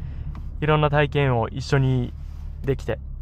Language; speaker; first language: Japanese; native; Japanese